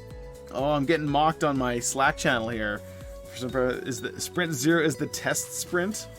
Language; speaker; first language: English; native; English